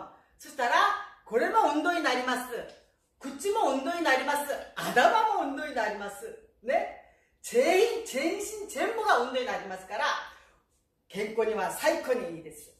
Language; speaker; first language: Japanese; non-native, fluent; Korean